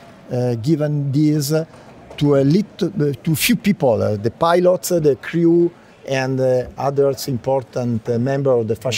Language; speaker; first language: English; non-native, learner; Italian